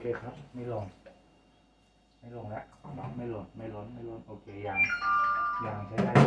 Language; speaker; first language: Thai; native; Thai